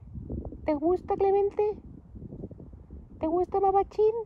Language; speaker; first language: Spanish; native; Spanish